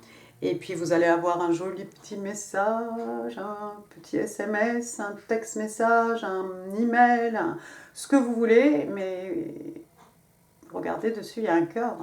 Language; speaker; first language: French; native; French